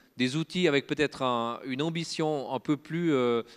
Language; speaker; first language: French; native; French